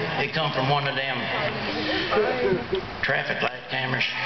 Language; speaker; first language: English; native; English